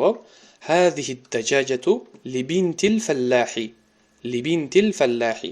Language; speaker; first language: Arabic; non-native, fluent; Tajik